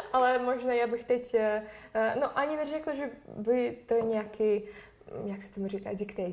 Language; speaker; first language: Czech; non-native, fluent; Russian